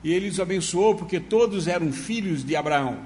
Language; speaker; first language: Portuguese; native; Portuguese